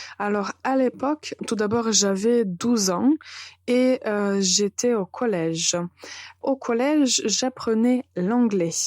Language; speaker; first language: French; non-native, fluent; Serbian